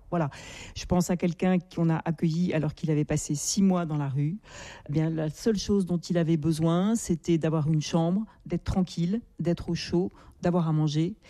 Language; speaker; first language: French; native; French